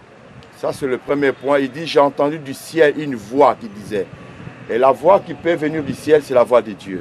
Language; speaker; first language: French; non-native, local second language; Lingala